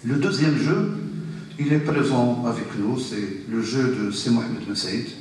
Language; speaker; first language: French; non-native, local second language; Arabic